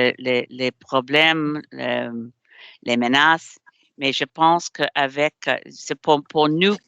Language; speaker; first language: French; non-native, learner; English